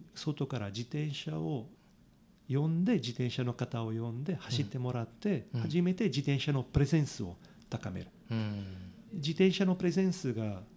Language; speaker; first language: Japanese; non-native, fluent; Italian